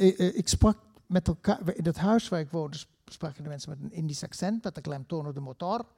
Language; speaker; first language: Dutch; native; Dutch